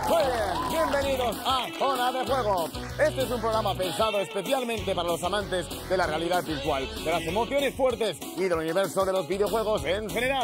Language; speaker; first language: Spanish; native; Spanish